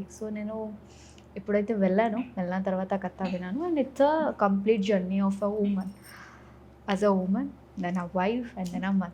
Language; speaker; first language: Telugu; non-native, fluent; Odia